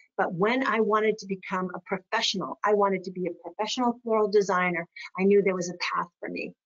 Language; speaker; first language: English; native; English